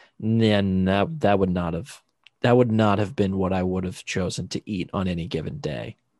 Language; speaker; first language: English; native; English